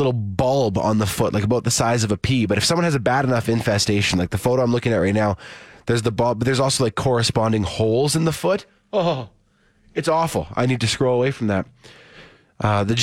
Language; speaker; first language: English; native; English